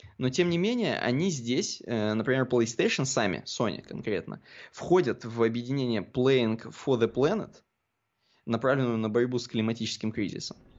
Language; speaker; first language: Russian; native; Russian